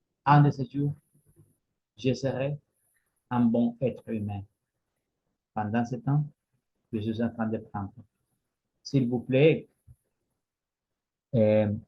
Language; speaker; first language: French; non-native, fluent; Spanish